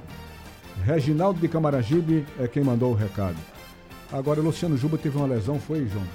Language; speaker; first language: Portuguese; native; Portuguese